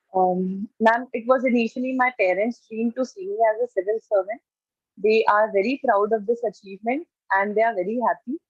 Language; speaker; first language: English; non-native, local second language; Hindi